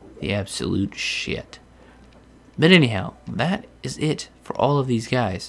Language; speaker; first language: English; native; English